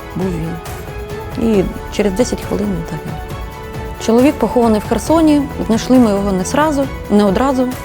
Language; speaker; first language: Ukrainian; native; Ukrainian